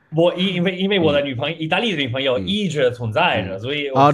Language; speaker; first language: Chinese; non-native, fluent; Italian